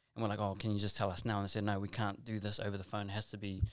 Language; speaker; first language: English; native; English